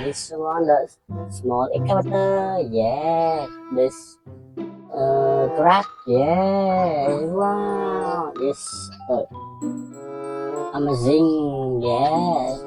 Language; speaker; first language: English; non-native, learner; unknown